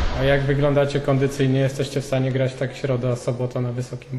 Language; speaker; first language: Polish; native; Polish